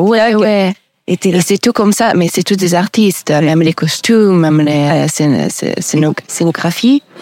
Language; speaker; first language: French; non-native, learner; Italian